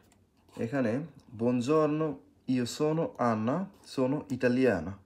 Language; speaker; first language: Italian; non-native, fluent; Bangla